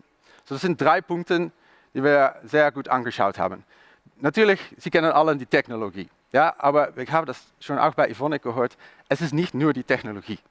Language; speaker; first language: German; non-native, learner; Dutch